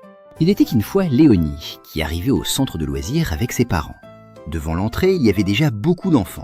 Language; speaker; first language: French; native; French